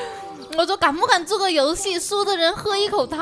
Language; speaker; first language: Chinese; native; Chinese